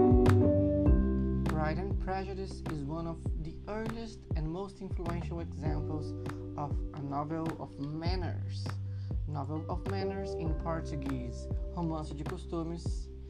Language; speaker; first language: English; non-native, fluent; Portuguese